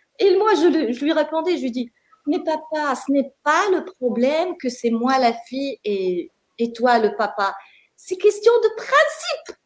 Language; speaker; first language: French; non-native, local second language; Arabic